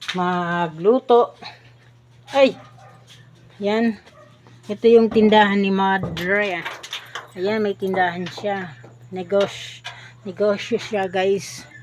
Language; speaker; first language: Filipino; non-native, local second language; Bikol